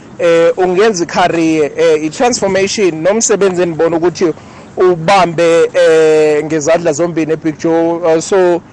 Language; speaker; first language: Zulu; non-native, local second language; South Ndebele